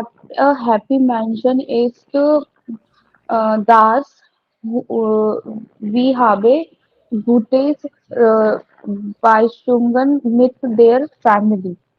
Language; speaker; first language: German; non-native, learner; Hindi